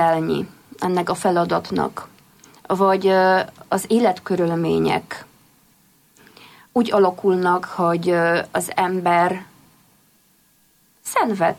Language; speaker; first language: Hungarian; non-native, fluent; Polish